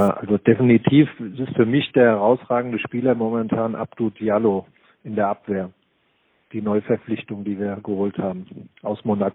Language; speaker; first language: German; native; German